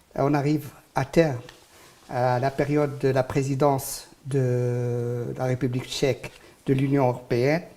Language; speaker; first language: French; non-native, local second language; Arabic